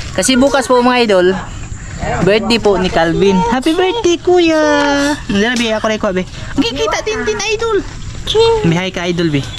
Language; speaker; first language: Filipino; non-native, local second language; Cebuano